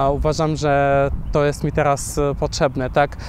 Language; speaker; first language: Polish; non-native, fluent; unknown